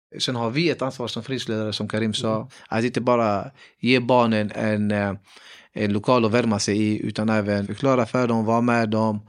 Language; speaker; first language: Swedish; early bilingual, other home language; Kurdish